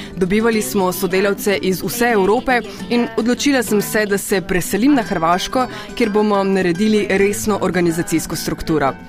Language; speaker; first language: Slovenian; non-native, fluent; Spanish